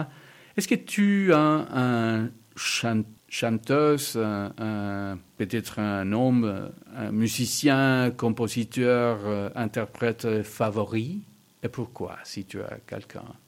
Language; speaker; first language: French; non-native, learner; Spanish